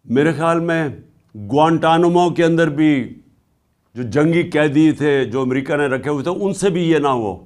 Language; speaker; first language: Urdu; native; Urdu